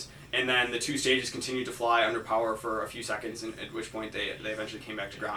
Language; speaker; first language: English; native; English